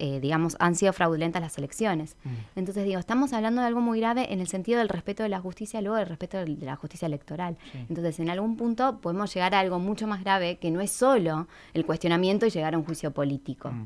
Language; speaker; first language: Spanish; native; Spanish